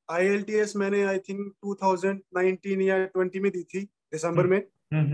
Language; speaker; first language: Hindi; native; Hindi